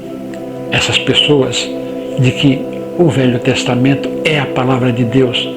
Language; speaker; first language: Portuguese; native; Portuguese